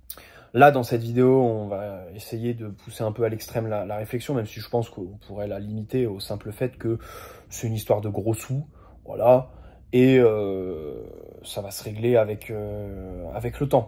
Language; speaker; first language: French; native; French